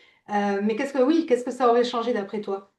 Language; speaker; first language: French; native; French